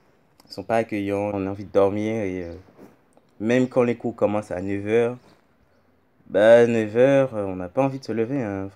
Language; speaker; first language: French; native; French